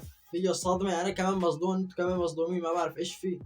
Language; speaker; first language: Arabic; native; Arabic